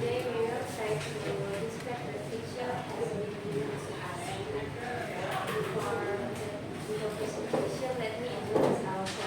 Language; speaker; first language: English; non-native, learner; Indonesian